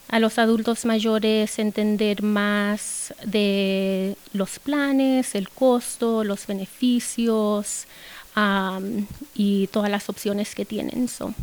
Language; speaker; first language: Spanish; early bilingual, heritage; Spanish